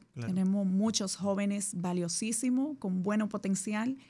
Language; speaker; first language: Spanish; native; Spanish